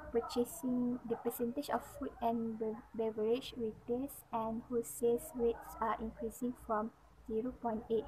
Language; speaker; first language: English; non-native, local second language; Malay